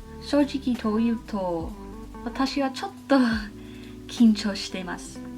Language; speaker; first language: Japanese; non-native, learner; English